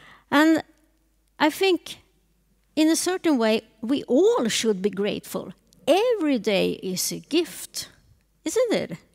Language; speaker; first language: English; non-native, fluent; Swedish